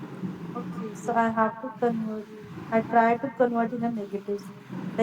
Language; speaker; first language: English; non-native, learner; Hindi